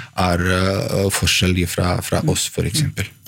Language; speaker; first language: Norwegian; non-native, fluent; Bosnian